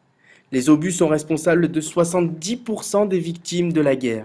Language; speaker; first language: French; native; French